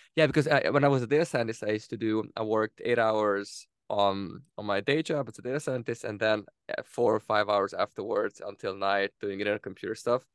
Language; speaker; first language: English; non-native, fluent; Hungarian